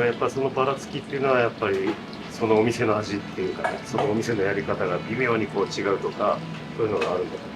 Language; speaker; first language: Japanese; native; Japanese